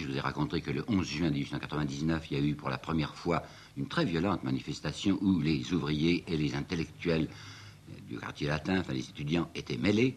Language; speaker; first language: French; native; French